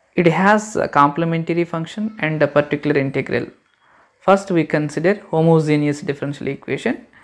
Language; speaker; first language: English; non-native, local second language; Telugu